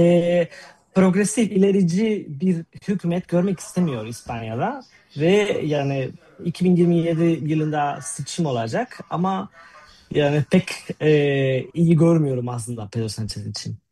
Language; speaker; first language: Turkish; non-native, fluent; Spanish